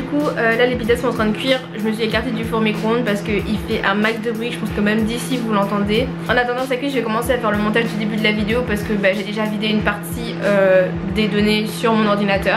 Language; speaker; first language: French; native; French